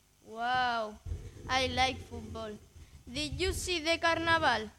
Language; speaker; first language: English; non-native, learner; Catalan